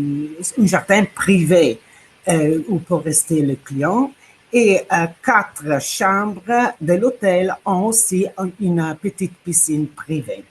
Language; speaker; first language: French; non-native, fluent; Italian